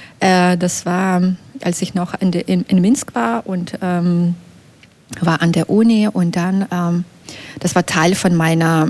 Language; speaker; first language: German; non-native, fluent; Belarusian